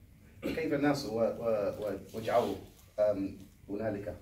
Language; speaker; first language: Arabic; non-native, learner; English